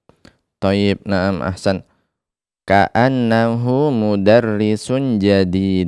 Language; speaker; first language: Arabic; non-native, fluent; Indonesian